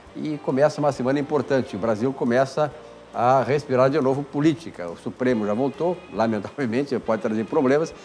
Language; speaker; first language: Portuguese; native; Portuguese